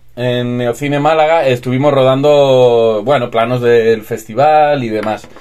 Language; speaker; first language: Spanish; native; Spanish